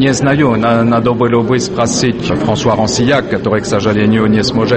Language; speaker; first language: Russian; non-native, fluent; French